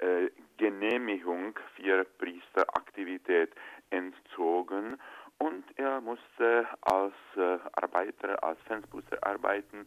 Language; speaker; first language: German; non-native, fluent; Czech